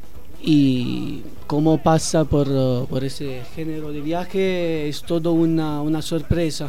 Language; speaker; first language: Spanish; non-native, learner; Italian